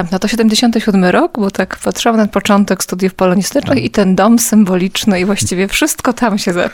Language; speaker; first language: Polish; native; Polish